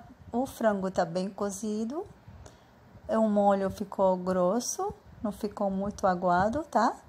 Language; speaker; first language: Portuguese; non-native, fluent; Arabic